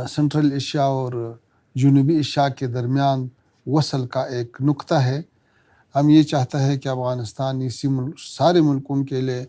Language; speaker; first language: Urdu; non-native, fluent; Pashto